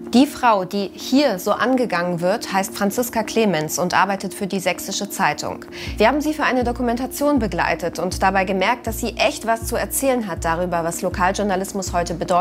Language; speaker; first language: German; native; German